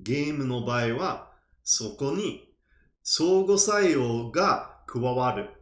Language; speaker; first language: Japanese; non-native, fluent; English